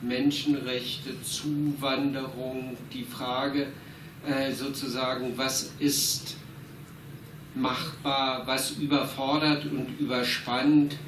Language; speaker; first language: German; native; German